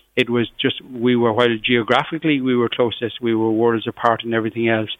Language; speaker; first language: English; native; English